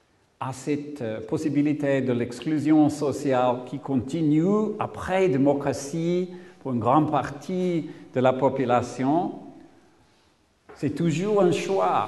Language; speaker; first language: French; non-native, learner; English